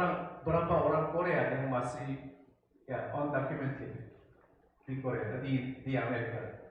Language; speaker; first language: Indonesian; non-native, fluent; Korean